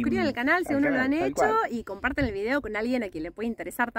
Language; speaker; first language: Spanish; native; Spanish